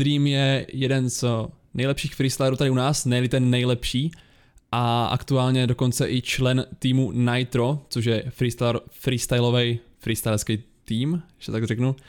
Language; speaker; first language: Czech; native; Czech